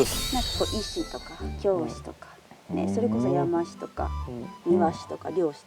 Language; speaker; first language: Japanese; native; Japanese